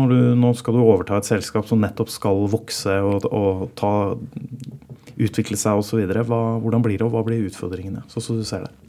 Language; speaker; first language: Norwegian; native; Norwegian